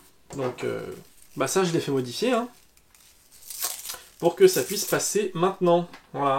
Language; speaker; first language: French; native; French